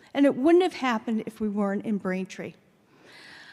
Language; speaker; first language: English; early bilingual, other home language; Finnish